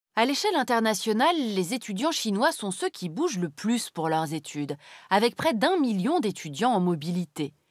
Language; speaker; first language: French; native; French